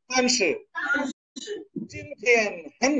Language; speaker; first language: Chinese; non-native, fluent; Bangla